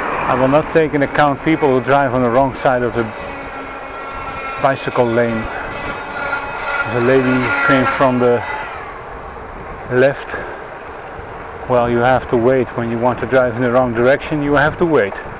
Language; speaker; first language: English; non-native, fluent; Dutch